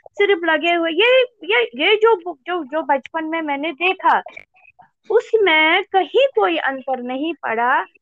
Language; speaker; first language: Hindi; non-native, local second language; Kashmiri